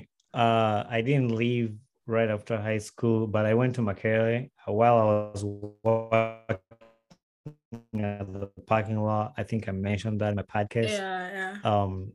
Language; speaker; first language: English; non-native, local second language; Ganda